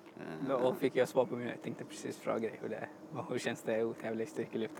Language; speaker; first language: Swedish; non-native, fluent; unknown